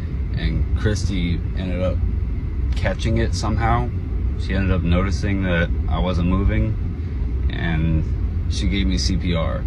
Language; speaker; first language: English; native; English